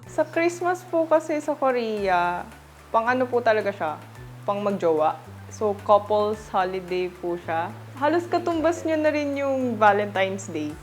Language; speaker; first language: Filipino; early bilingual, other home language; Korean